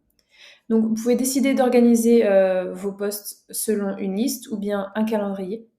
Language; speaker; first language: French; native; French